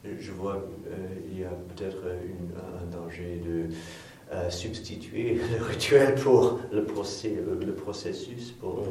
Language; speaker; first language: French; non-native, fluent; English